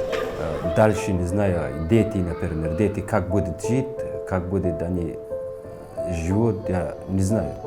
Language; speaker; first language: Russian; non-native, learner; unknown